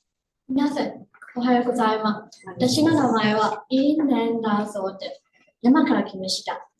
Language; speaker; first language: Japanese; non-native, learner; Burmese